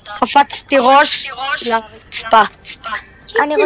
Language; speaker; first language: Hebrew; native; Hebrew